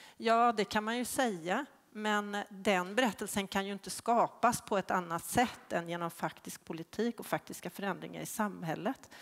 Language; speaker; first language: Swedish; native; Swedish